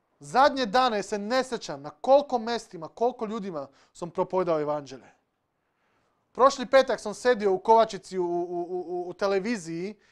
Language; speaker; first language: Serbian; non-native, local second language; Slovak